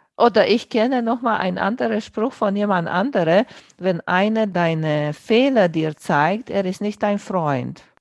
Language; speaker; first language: German; non-native, fluent; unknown